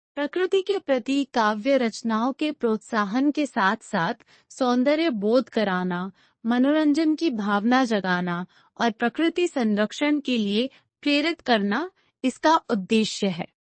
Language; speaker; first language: Hindi; non-native, local second language; Telugu